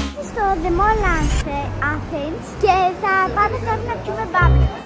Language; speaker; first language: Greek; early bilingual, heritage; Greek